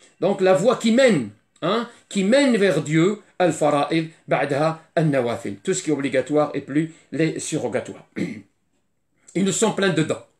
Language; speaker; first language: French; non-native, fluent; Arabic